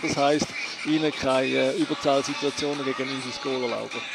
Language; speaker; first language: German; native; German